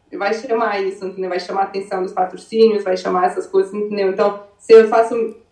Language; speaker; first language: Portuguese; early bilingual, other home language; English